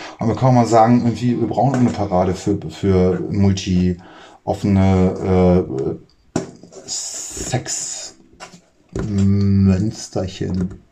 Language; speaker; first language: German; native; German